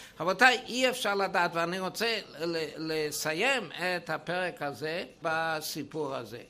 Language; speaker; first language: Hebrew; non-native, fluent; German